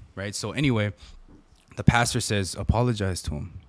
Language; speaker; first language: English; native; English